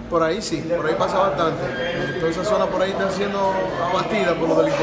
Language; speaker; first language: Spanish; native; Spanish